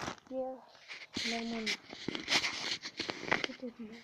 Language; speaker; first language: Russian; non-native, local second language; Kazakh